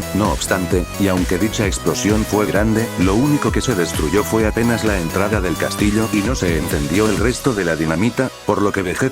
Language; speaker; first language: Spanish; native; Spanish